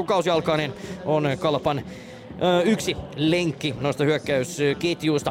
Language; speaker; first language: Finnish; native; Finnish